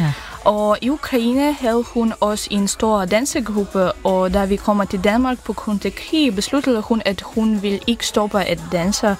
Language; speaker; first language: Danish; non-native, learner; Ukrainian